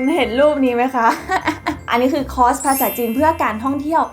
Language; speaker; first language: Thai; native; Thai